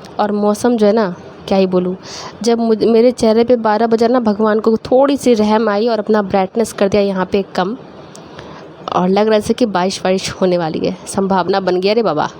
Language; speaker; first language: Hindi; native; Hindi